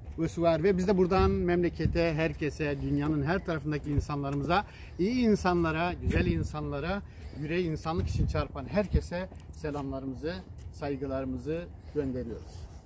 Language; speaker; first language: Turkish; non-native, local second language; Zaza